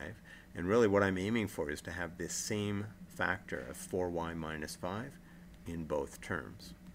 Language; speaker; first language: English; native; English